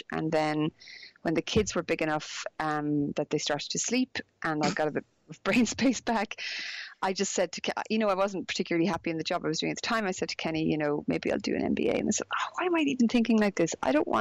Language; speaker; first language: English; native; English